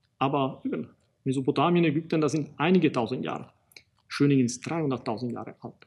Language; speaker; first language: German; non-native, fluent; Italian